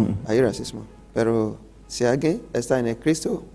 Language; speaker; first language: Spanish; non-native, learner; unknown